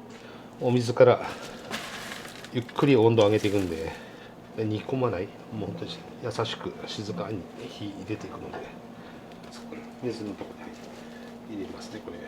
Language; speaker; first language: Japanese; native; Japanese